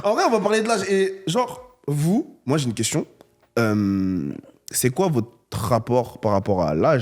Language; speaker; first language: French; native; French